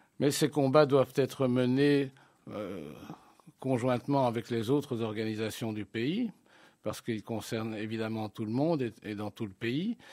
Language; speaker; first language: French; native; French